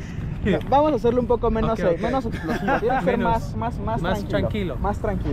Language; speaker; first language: Spanish; native; Spanish